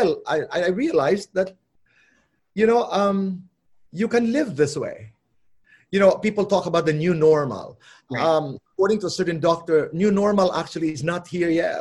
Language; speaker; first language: English; non-native, local second language; Filipino